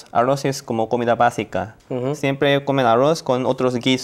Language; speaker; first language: Spanish; non-native, learner; Korean